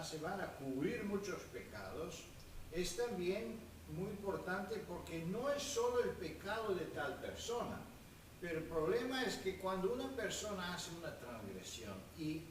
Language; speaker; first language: Spanish; non-native, fluent; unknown